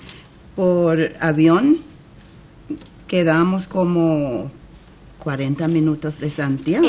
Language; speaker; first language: Spanish; non-native, fluent; English